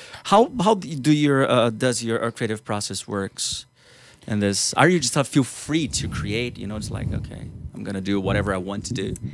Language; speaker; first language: English; non-native, fluent; Portuguese